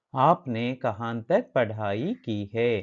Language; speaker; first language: Hindi; non-native, local second language; Kannada